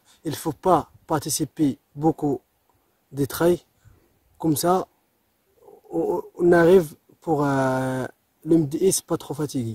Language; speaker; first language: French; non-native, local second language; Arabic